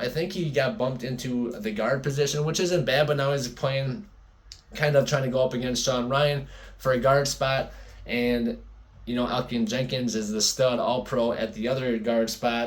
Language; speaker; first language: English; native; English